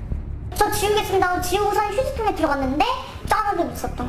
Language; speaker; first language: Korean; native; Korean